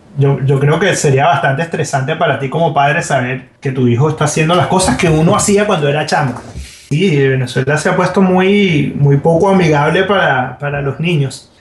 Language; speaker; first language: Spanish; native; Spanish